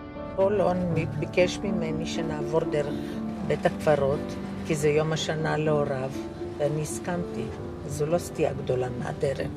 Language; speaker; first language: Hebrew; early bilingual, other home language; Croatian